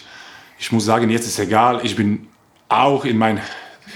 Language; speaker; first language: German; non-native, learner; Croatian